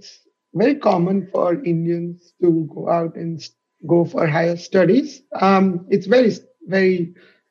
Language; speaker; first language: English; non-native, local second language; Gujarati